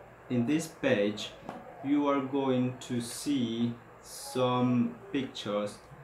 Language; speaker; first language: English; non-native, fluent; Spanish